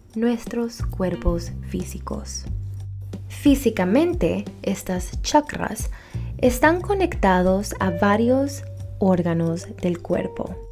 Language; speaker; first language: Spanish; early bilingual, heritage; Spanish